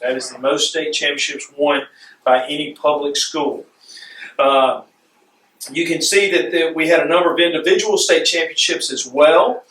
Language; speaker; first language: English; native; English